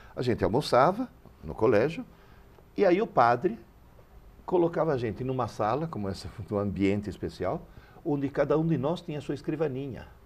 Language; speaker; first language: Portuguese; early bilingual, other home language; Italian